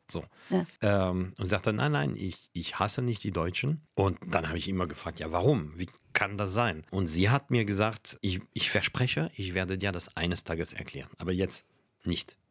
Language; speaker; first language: German; non-native, fluent; French